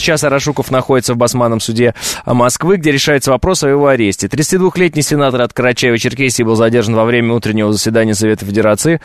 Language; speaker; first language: Russian; native; Russian